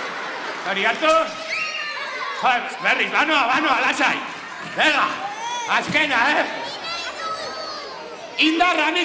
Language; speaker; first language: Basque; non-native, local second language; Spanish